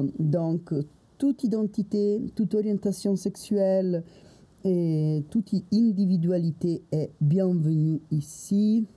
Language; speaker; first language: French; non-native, fluent; Italian